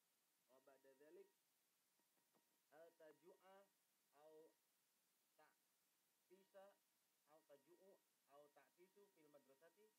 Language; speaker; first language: Arabic; non-native, learner; Indonesian